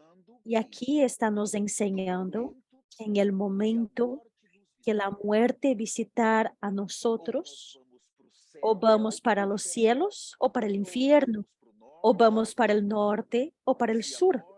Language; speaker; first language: Spanish; non-native, fluent; Portuguese